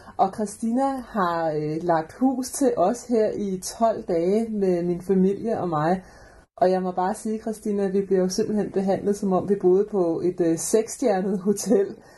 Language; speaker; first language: Danish; native; Danish